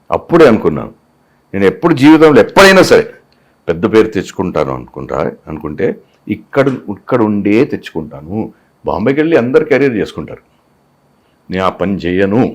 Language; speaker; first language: Telugu; non-native, local second language; Hindi